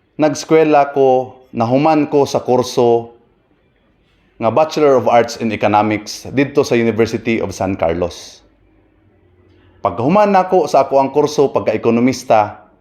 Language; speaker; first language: Cebuano; non-native, local second language; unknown